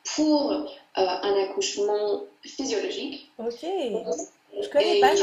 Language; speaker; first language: French; non-native, fluent; English